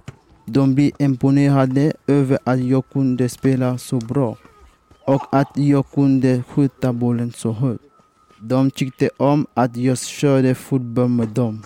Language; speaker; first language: Swedish; non-native, fluent; French